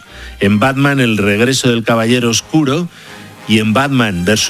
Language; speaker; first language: Spanish; native; Spanish